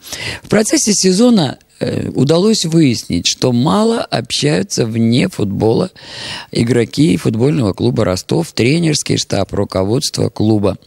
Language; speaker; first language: Russian; native; Russian